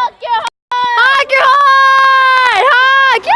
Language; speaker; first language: English; native; English